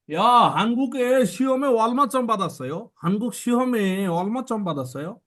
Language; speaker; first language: Korean; non-native, learner; Bangla